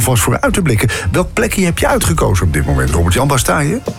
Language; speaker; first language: Dutch; native; Dutch